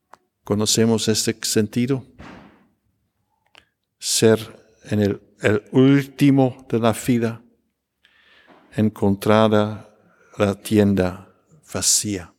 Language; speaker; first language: Spanish; non-native, fluent; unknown